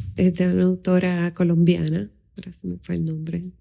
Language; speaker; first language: Spanish; native; Spanish